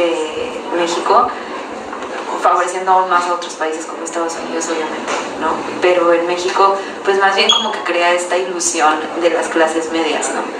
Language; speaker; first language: Spanish; native; Spanish